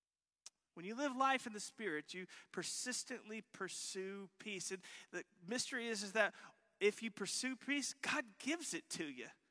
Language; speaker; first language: English; native; English